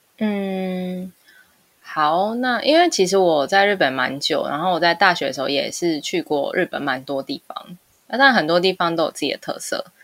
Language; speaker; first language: Chinese; native; Chinese